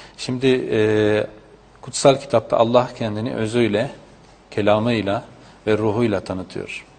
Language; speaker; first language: Turkish; non-native, fluent; Spanish